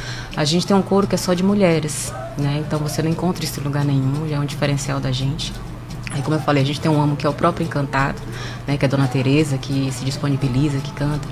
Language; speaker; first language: Portuguese; native; Portuguese